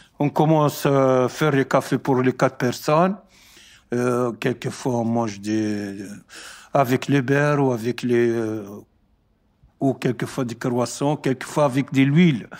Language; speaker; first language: French; non-native, learner; Arabic